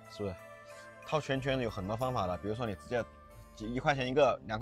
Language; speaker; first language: Chinese; native; Chinese